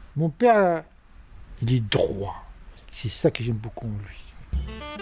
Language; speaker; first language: French; non-native, learner; Arabic